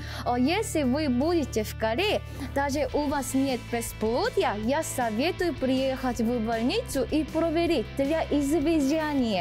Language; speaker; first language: Russian; non-native, fluent; Korean